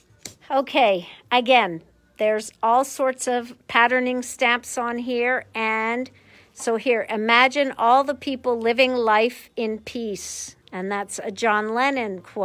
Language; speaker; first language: English; native; English